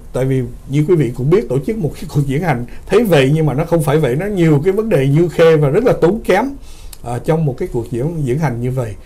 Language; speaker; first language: Vietnamese; early bilingual, other home language; English